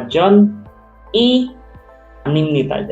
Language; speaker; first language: Korean; non-native, local second language; Indonesian